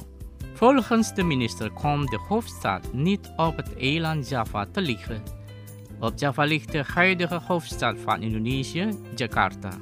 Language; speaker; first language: Dutch; non-native, fluent; Indonesian